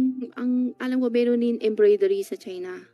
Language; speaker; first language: Filipino; non-native, learner; Chinese